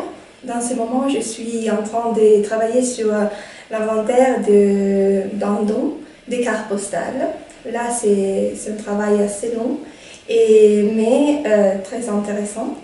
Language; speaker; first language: French; non-native, fluent; Italian